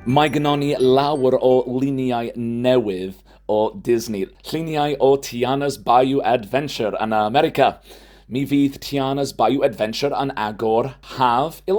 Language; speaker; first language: Welsh; non-native, fluent; English